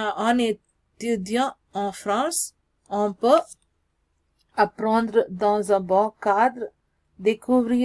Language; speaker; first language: French; non-native, learner; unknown